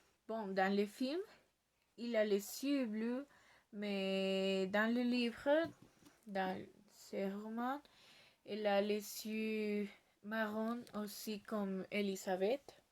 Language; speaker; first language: French; non-native, learner; Spanish